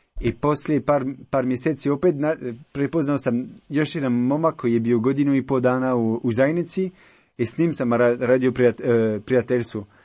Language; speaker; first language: Croatian; non-native, learner; French